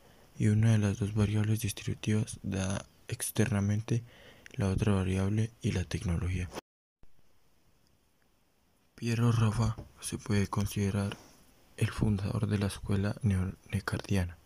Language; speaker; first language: Spanish; native; Spanish